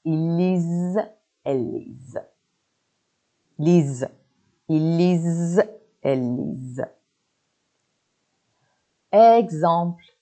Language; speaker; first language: French; non-native, fluent; Persian